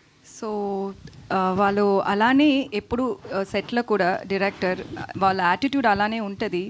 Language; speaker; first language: Telugu; non-native, learner; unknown